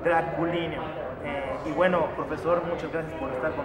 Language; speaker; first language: Spanish; native; Spanish